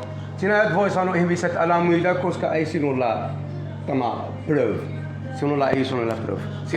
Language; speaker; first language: Finnish; non-native, learner; Turkish